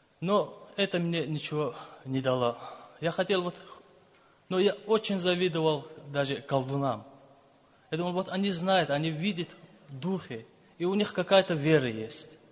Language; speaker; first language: Russian; non-native, local second language; Lezghian